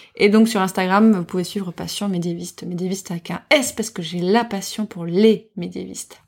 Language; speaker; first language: French; early bilingual, heritage; French